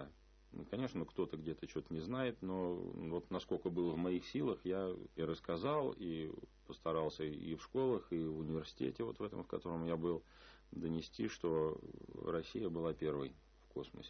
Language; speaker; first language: Russian; native; Russian